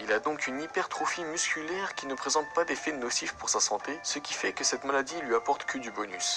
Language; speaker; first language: French; native; French